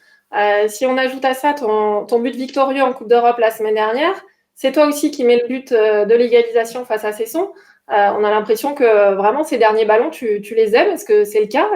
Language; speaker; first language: French; native; French